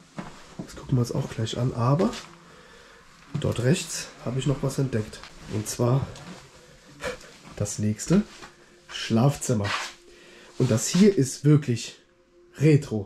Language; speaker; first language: German; native; German